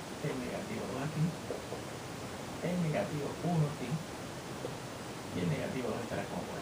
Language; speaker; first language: Spanish; native; Spanish